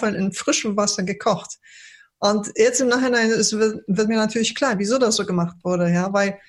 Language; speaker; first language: German; early bilingual, other home language; Polish